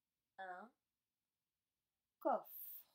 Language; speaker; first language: French; native; French